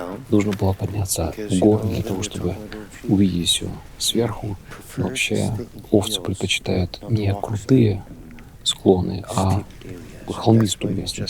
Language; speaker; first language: Russian; native; Russian